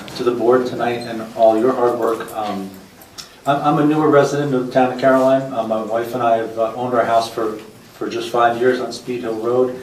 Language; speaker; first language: English; native; English